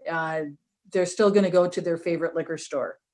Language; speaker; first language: English; native; English